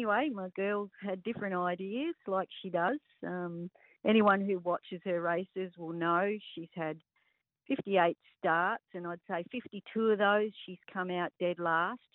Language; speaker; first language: English; native; English